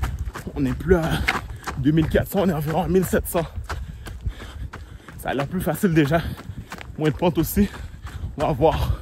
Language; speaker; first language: French; native; French